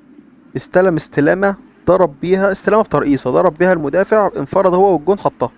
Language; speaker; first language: Arabic; native; Arabic